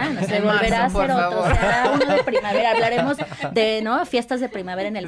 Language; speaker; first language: Spanish; native; Spanish